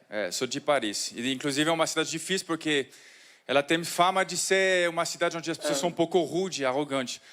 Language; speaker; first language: Portuguese; non-native, fluent; French